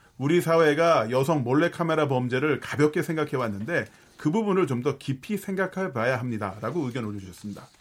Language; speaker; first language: Korean; native; Korean